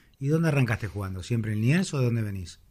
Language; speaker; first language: Spanish; native; Spanish